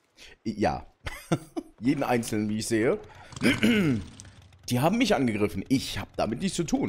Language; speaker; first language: German; native; German